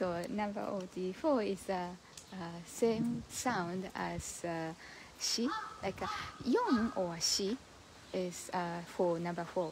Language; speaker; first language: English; non-native, learner; Japanese